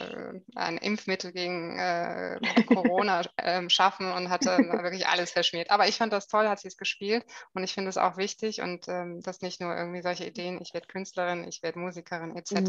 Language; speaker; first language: German; native; German